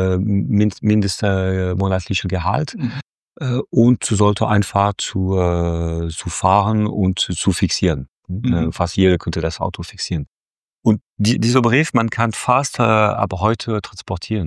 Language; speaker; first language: German; non-native, fluent; French